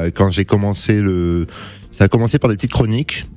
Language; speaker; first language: French; native; French